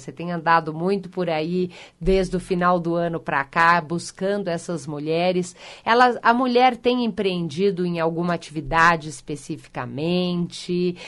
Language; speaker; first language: Portuguese; native; Portuguese